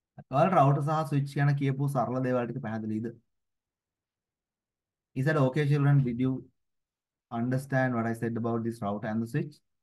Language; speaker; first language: English; non-native, local second language; Sinhala